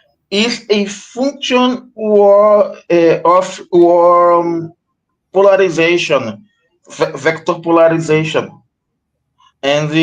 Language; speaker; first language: English; non-native, learner; Portuguese